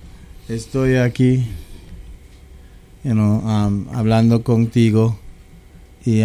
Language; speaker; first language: Spanish; early bilingual, heritage; English